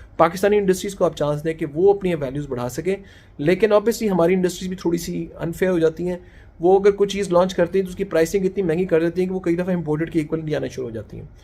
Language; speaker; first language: Urdu; native; Urdu